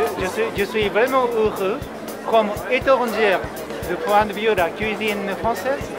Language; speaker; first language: French; non-native, learner; Japanese